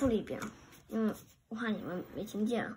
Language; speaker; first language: Chinese; early bilingual, heritage; Chinese